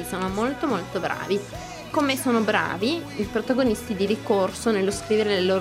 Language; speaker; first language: Italian; native; Italian